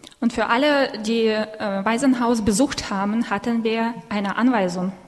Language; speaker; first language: German; non-native, fluent; Russian